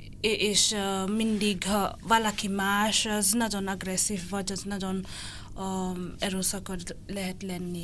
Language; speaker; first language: Hungarian; non-native, learner; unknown